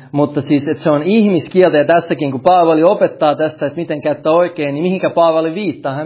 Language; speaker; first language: Finnish; early bilingual, heritage; Finnish